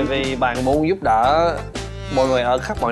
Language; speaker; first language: Vietnamese; non-native, fluent; English